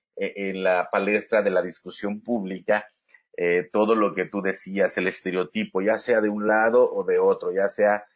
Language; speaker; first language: Spanish; native; Spanish